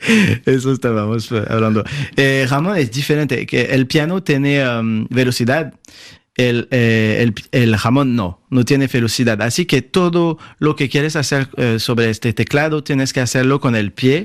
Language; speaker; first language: Spanish; non-native, fluent; French